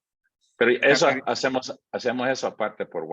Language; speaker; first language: Spanish; non-native, fluent; English